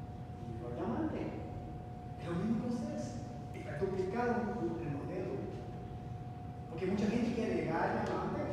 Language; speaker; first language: Spanish; non-native, learner; Portuguese